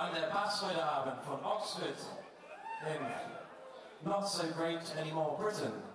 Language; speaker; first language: German; non-native, learner; English